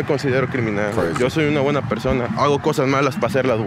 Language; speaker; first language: Spanish; native; Spanish